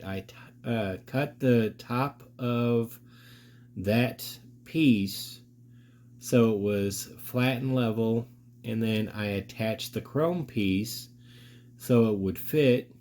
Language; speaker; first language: English; native; English